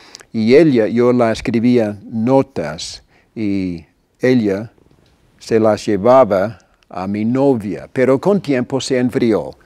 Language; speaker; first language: Spanish; non-native, fluent; English